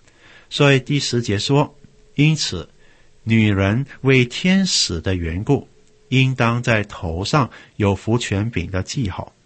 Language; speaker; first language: Chinese; native; Chinese